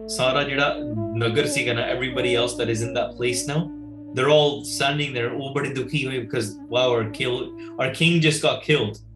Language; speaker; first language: Punjabi; early bilingual, heritage; Punjabi